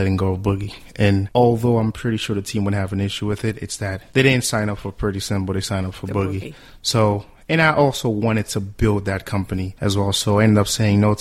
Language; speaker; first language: English; early bilingual, other home language; Haitian Creole